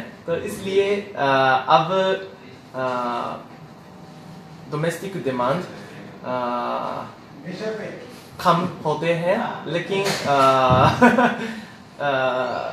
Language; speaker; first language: Urdu; non-native, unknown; Japanese